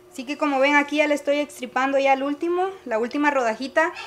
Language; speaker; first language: Spanish; native; Spanish